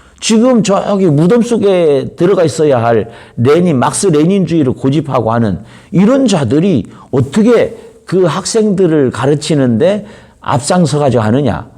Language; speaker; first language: Korean; native; Korean